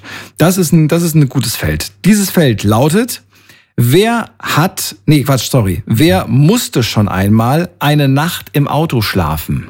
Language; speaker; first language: German; native; German